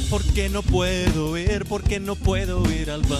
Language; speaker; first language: Spanish; non-native, learner; English